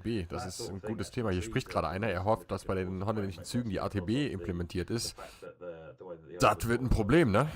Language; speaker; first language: German; native; German